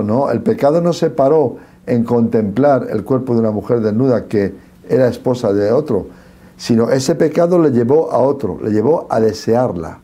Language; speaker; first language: Spanish; native; Spanish